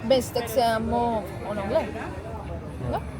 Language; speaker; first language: French; non-native, fluent; Spanish